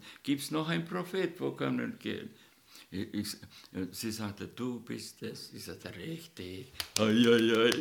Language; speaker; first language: German; non-native, learner; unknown